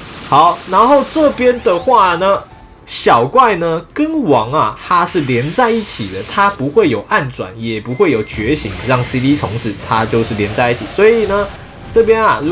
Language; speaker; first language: Chinese; native; Chinese